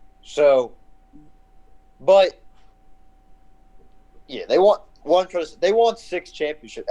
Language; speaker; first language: English; native; English